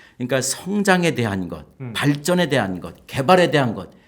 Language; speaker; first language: Korean; native; Korean